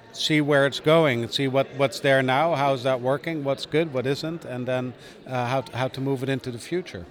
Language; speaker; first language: English; non-native, fluent; Dutch